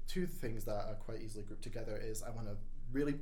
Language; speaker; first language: English; native; English